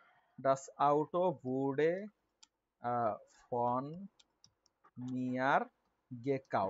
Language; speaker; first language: German; non-native, learner; Bangla